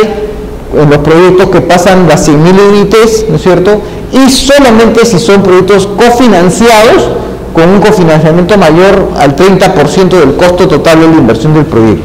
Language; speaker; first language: Spanish; native; Spanish